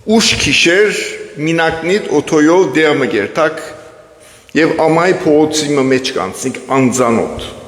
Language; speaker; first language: Armenian; early bilingual, heritage; Armenian